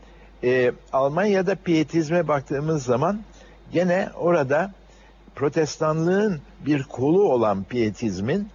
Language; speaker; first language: Turkish; native; Turkish